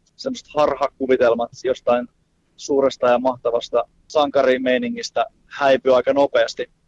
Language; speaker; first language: Finnish; native; Finnish